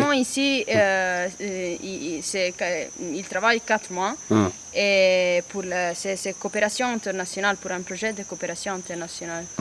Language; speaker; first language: French; non-native, learner; Italian